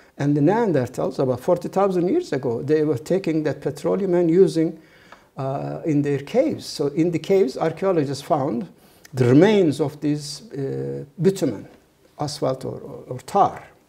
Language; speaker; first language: English; non-native, fluent; Turkish